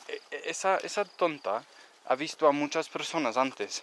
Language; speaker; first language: Spanish; non-native, fluent; English